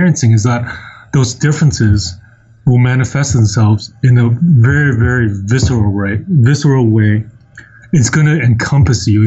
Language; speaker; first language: English; non-native, local second language; Cantonese